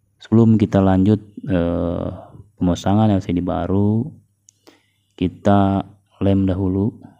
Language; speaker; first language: Indonesian; native; Indonesian